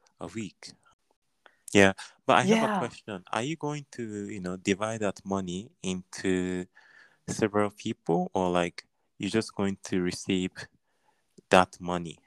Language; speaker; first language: English; non-native, learner; Japanese